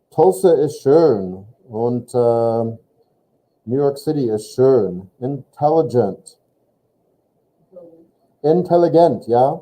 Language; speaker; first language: German; non-native, fluent; English